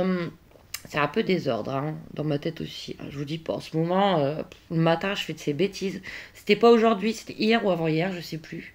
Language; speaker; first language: French; native; French